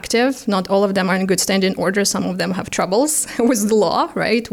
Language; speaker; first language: English; non-native, fluent; Ukrainian